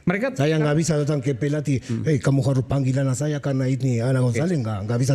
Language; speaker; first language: Indonesian; non-native, fluent; Spanish